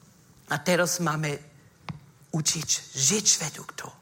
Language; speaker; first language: Polish; non-native, fluent; German